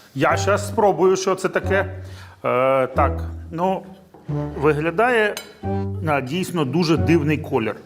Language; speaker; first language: Ukrainian; native; Ukrainian